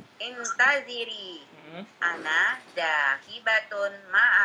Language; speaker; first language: Arabic; non-native, learner; Indonesian